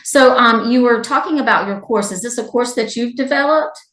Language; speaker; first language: English; native; English